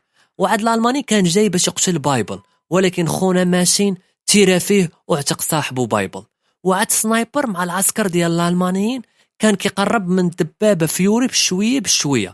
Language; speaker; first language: Arabic; native; Arabic